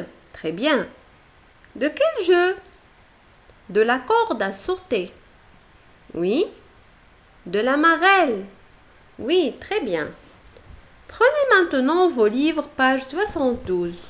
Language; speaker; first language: French; non-native, local second language; Arabic